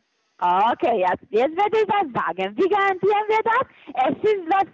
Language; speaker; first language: German; non-native, fluent; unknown